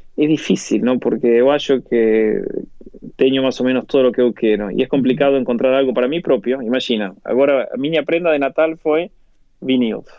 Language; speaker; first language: Portuguese; non-native, fluent; Spanish